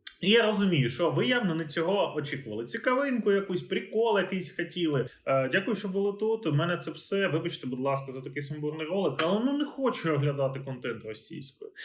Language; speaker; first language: Ukrainian; native; Ukrainian